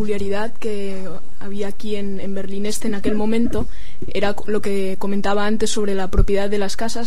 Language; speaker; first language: Spanish; native; Spanish